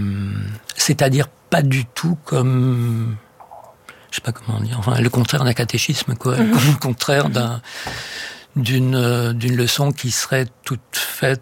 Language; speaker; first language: French; native; French